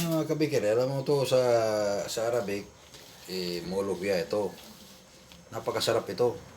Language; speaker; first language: Filipino; non-native, local second language; Iloko